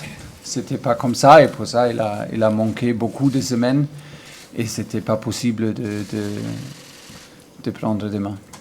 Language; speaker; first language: French; non-native, learner; German